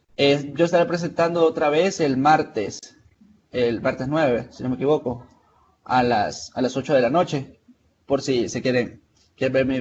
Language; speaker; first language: Spanish; native; Spanish